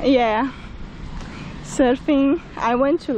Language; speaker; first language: English; non-native, learner; Portuguese